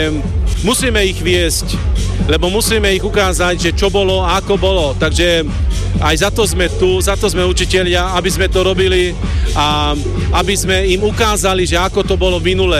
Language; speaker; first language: Slovak; non-native, local second language; Romany